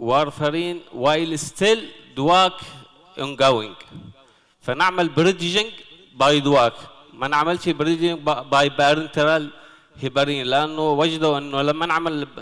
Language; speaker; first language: Arabic; native; Arabic